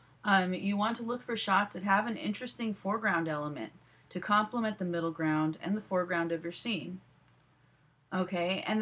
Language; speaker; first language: English; native; English